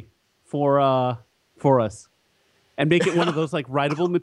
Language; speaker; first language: English; native; English